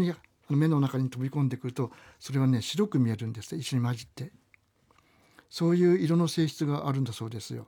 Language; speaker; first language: Japanese; native; Japanese